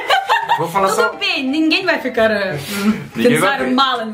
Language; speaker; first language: Portuguese; non-native, learner; Russian